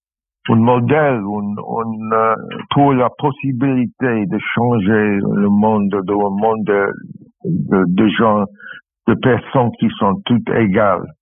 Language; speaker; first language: French; non-native, fluent; English